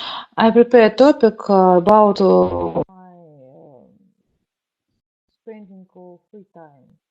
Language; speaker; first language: English; non-native, learner; Russian